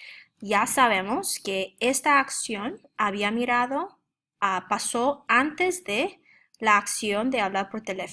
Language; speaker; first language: Spanish; non-native, fluent; English